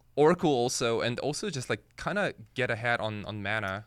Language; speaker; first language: English; early bilingual, other home language; Japanese